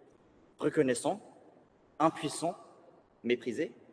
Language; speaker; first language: French; native; French